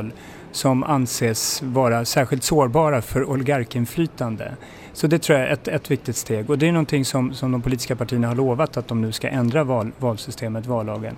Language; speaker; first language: Swedish; native; Swedish